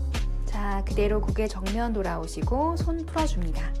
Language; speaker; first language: Korean; native; Korean